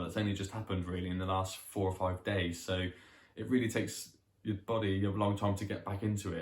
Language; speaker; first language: English; native; English